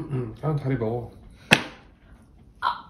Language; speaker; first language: Korean; native; Korean